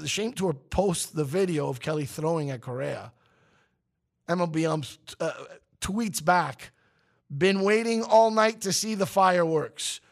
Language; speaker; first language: English; early bilingual, other home language; Spanish